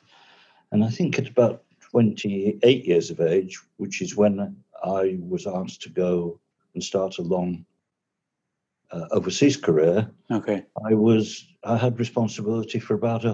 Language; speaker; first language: English; native; English